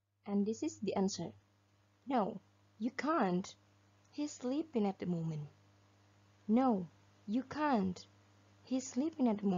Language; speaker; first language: English; non-native, fluent; Indonesian